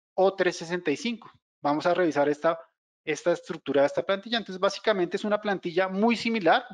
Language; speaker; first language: Spanish; native; Spanish